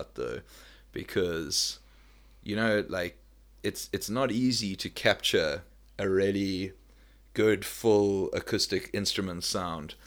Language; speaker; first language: English; native; English